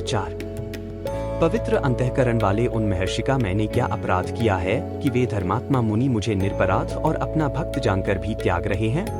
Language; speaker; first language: Hindi; native; Hindi